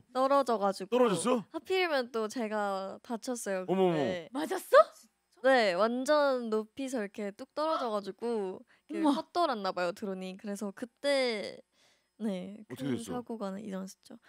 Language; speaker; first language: Korean; native; Korean